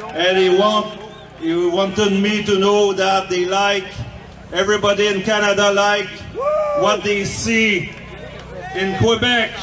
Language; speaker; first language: English; non-native, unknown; French